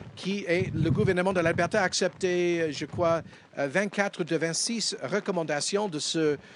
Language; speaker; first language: French; non-native, fluent; English